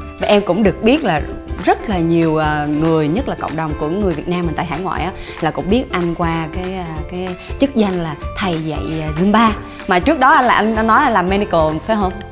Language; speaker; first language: Vietnamese; native; Vietnamese